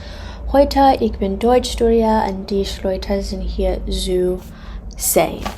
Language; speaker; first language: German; non-native, learner; English